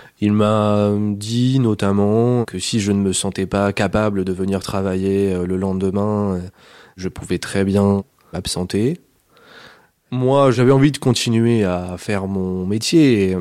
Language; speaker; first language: French; native; French